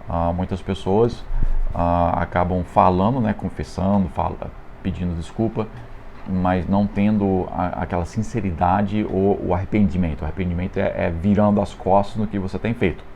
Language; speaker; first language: Portuguese; non-native, fluent; English